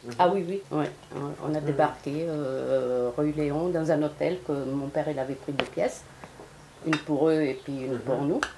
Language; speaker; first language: French; early bilingual, other home language; Sardinian